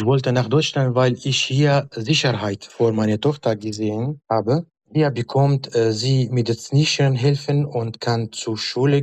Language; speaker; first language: German; non-native, learner; Arabic